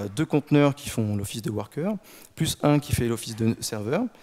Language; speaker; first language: French; native; French